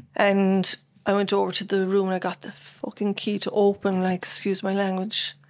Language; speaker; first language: English; native; English